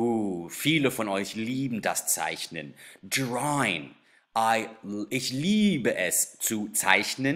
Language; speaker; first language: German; non-native, fluent; English